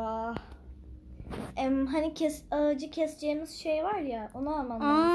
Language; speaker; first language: Turkish; native; Turkish